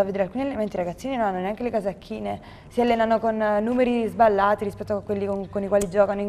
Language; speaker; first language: Italian; native; Italian